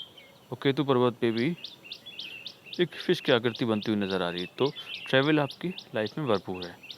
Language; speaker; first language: Hindi; native; Hindi